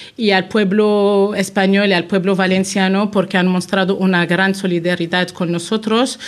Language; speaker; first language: Spanish; non-native, fluent; Arabic